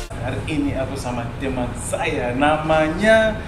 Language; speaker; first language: Indonesian; non-native, fluent; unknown